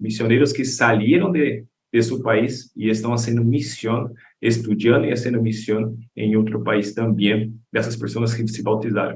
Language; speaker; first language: Spanish; non-native, learner; Portuguese